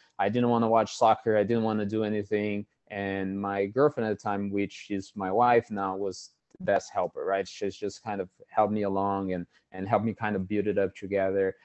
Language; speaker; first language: English; non-native, fluent; Portuguese